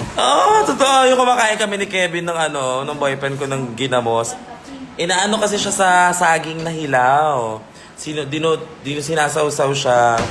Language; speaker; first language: Filipino; non-native, local second language; Cebuano